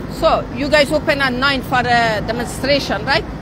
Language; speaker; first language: English; non-native, learner; Persian